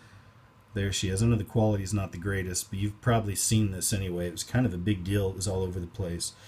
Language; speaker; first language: English; native; English